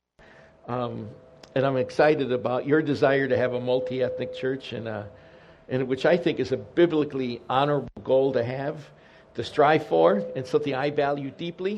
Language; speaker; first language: English; early bilingual, other home language; Spanish